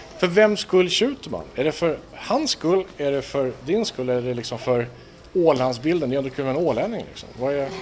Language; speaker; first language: Swedish; native; Swedish